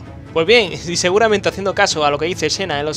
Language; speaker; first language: Spanish; native; Spanish